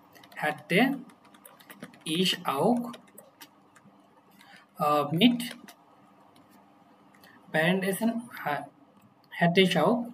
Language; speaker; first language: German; non-native, fluent; Bangla